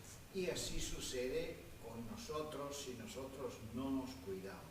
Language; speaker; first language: Spanish; non-native, fluent; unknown